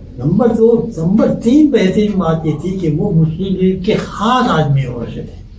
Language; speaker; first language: Urdu; native; Urdu